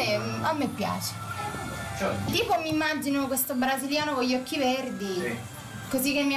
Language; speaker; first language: Italian; native; Italian